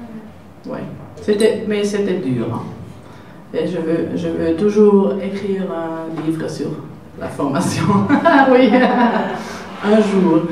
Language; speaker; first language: French; non-native, learner; German